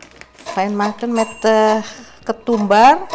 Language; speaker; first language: Dutch; non-native, learner; Indonesian